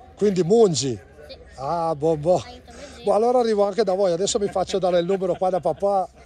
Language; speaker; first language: Italian; native; Italian